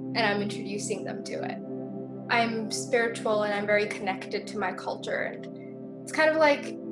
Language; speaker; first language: English; native; English